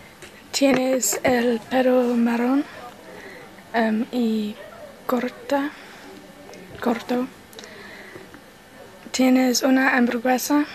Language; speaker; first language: Spanish; non-native, learner; English